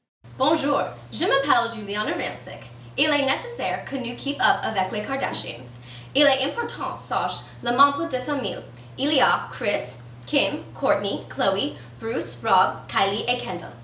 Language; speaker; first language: French; non-native, learner; English